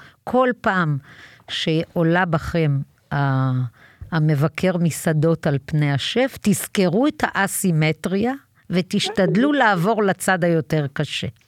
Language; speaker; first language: Hebrew; native; Hebrew